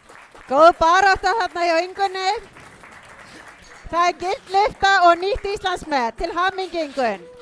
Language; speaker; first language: Icelandic; native; Icelandic